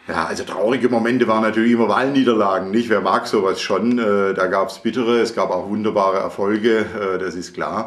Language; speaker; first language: German; native; German